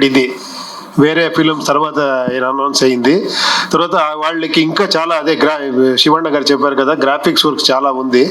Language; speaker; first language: Telugu; non-native, local second language; Kannada